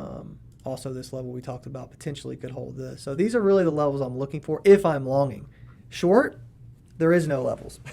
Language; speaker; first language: English; native; English